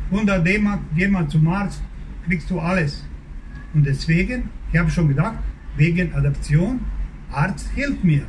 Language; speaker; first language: German; non-native, learner; Croatian